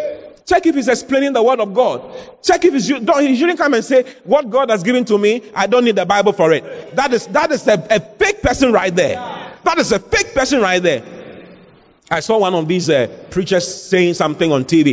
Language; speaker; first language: English; non-native, local second language; Akan